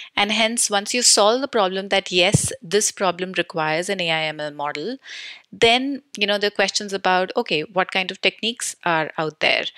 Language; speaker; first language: English; non-native, local second language; Hindi